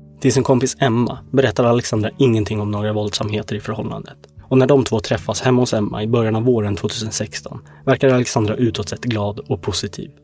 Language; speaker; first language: Swedish; native; Swedish